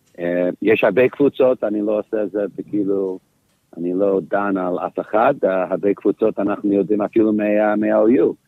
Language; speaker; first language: Hebrew; non-native, fluent; English